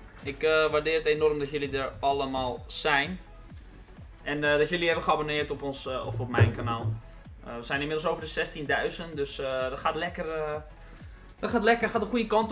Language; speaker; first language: Dutch; native; Dutch